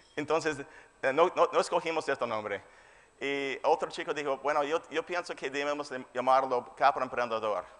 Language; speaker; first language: Spanish; non-native, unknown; English